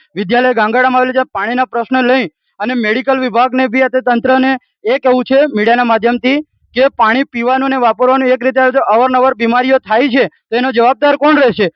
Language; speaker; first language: Gujarati; native; Gujarati